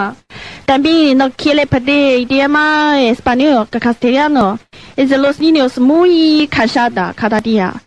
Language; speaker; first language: Spanish; non-native, learner; Chinese